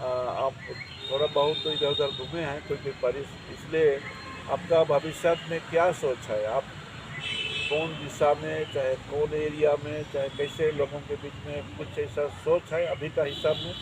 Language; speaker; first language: Hindi; non-native, local second language; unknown